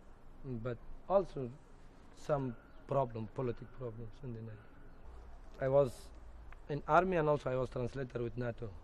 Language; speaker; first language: English; non-native, learner; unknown